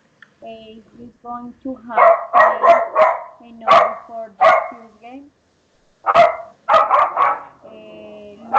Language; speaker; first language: English; non-native, learner; Spanish